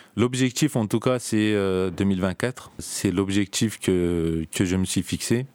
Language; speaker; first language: French; early bilingual, other home language; Turkish